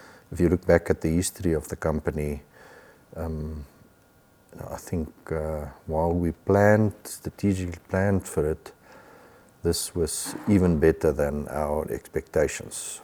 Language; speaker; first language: English; non-native, local second language; Afrikaans